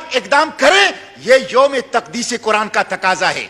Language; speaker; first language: Urdu; non-native, local second language; Pashto